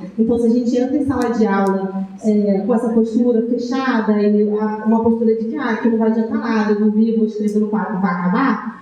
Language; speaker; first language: Portuguese; native; Portuguese